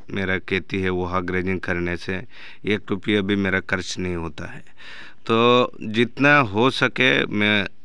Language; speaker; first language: Hindi; non-native, local second language; Bangla